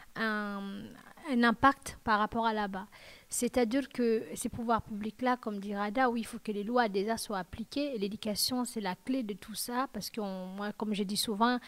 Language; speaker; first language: French; non-native, local second language; Fula